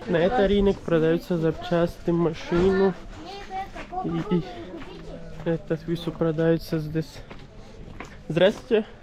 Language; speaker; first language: Russian; non-native, learner; Urdu